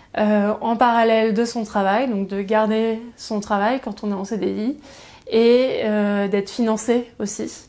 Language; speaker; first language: French; native; French